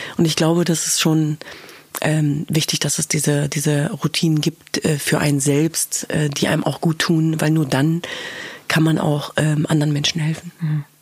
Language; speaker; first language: German; early bilingual, other home language; Kurdish